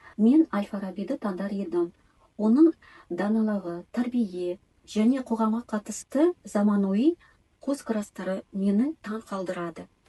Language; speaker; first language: Kazakh; non-native, local second language; Tatar